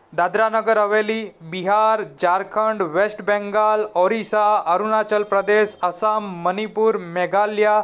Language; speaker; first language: Hindi; non-native, local second language; Gujarati